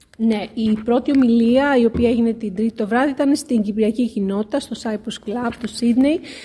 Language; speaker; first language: Greek; native; Greek